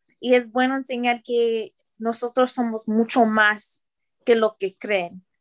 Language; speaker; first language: Spanish; early bilingual, heritage; Spanish